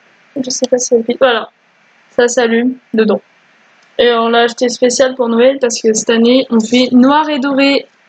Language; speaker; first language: French; native; French